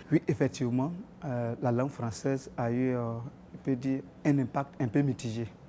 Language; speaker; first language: French; non-native, local second language; Baoulé